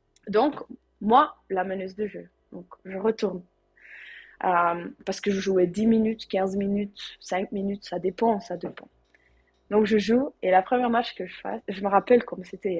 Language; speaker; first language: French; non-native, learner; Dutch